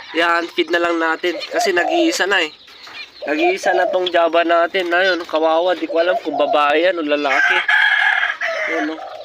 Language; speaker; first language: Filipino; native; Filipino